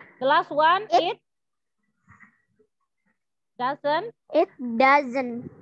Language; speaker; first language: English; non-native, learner; Indonesian